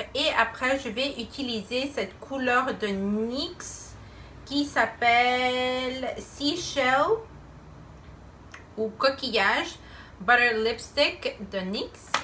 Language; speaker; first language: French; non-native, fluent; Spanish